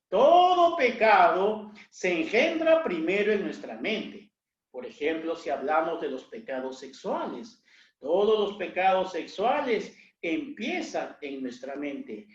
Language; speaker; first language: Spanish; native; Spanish